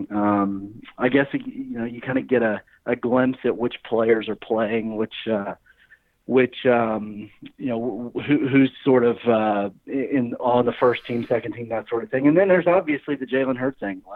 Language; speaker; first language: English; native; English